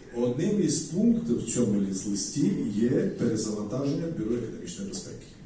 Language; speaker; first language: Ukrainian; non-native, fluent; Georgian